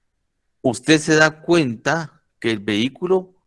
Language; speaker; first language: Spanish; native; Spanish